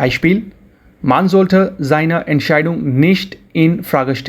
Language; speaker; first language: German; non-native, fluent; Hindi